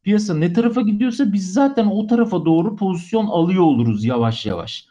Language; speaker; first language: Turkish; native; Turkish